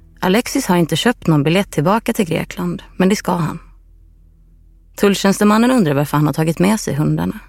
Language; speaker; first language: Swedish; native; Swedish